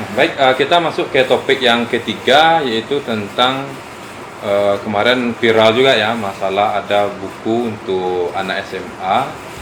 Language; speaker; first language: Indonesian; non-native, local second language; Minangkabau